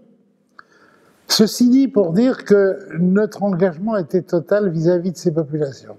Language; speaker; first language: French; early bilingual, other home language; Ladino